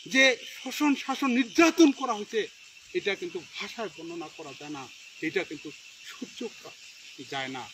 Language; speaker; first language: Bangla; non-native, local second language; Rangpuri